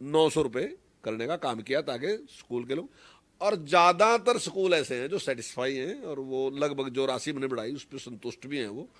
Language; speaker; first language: Hindi; native; Hindi